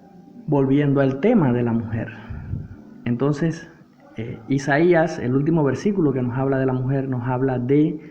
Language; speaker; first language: Spanish; native; Spanish